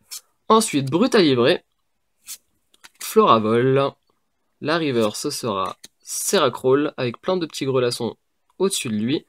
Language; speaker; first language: French; native; French